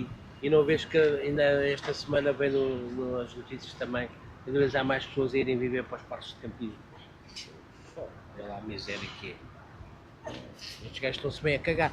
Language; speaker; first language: Portuguese; native; Portuguese